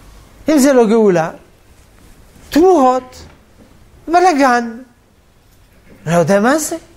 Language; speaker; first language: Hebrew; non-native, fluent; French